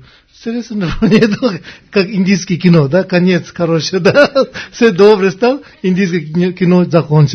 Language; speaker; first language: Russian; non-native, learner; Tibetan